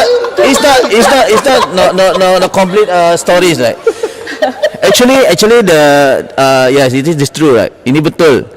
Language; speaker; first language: English; non-native, learner; Indonesian